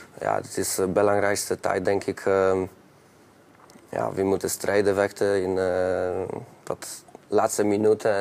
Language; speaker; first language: Dutch; non-native, learner; Polish